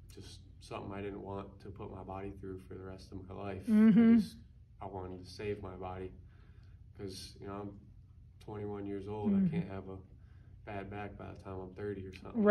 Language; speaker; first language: English; native; English